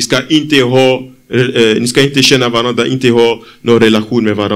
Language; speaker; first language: Swedish; non-native, fluent; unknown